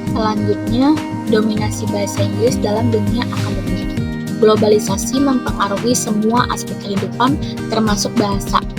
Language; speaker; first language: Indonesian; native; Indonesian